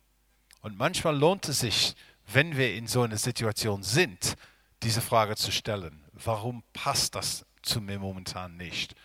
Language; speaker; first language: German; non-native, fluent; English